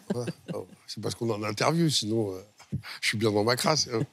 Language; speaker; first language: French; native; French